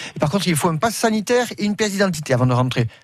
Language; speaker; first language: French; native; French